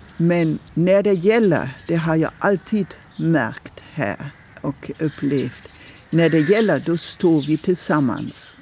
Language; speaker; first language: Swedish; non-native, fluent; German